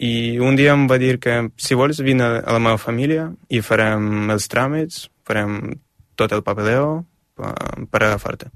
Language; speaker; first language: Catalan; non-native, fluent; Ukrainian